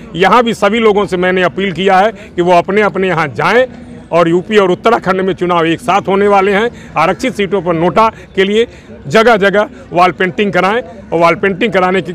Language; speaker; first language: Hindi; native; Hindi